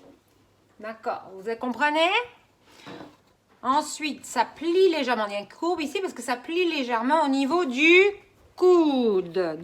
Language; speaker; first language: French; native; French